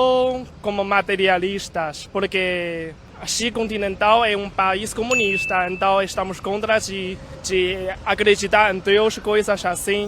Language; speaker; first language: Portuguese; non-native, learner; Chinese